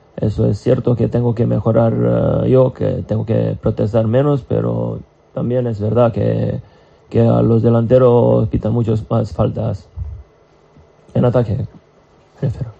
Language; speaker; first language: Spanish; non-native, fluent; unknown